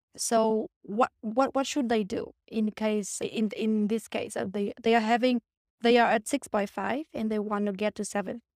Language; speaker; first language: English; non-native, fluent; Vietnamese